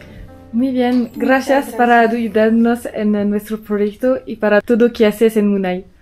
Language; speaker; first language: Spanish; non-native, learner; French